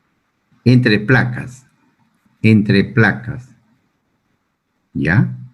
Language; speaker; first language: Spanish; native; Spanish